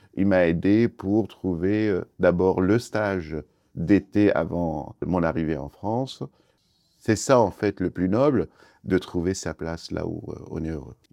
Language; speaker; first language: French; non-native, fluent; Kurdish